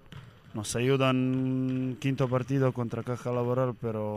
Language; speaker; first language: Spanish; non-native, learner; Serbian